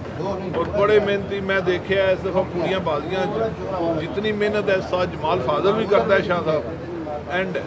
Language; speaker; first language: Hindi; non-native, local second language; Punjabi